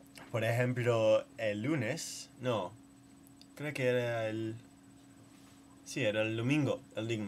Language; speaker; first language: Spanish; non-native, learner; English